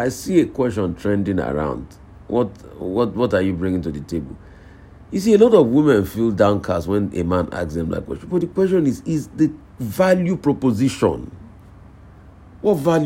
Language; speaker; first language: English; non-native, local second language; Yoruba